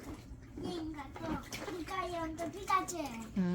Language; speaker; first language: Japanese; early bilingual, other home language; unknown